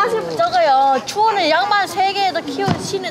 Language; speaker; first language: Korean; non-native, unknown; Vietnamese